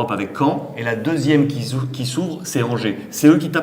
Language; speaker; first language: French; native; French